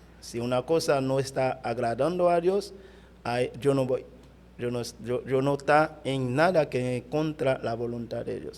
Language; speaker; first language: Spanish; non-native, fluent; Haitian Creole